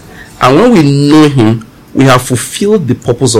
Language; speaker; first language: English; non-native, local second language; Yoruba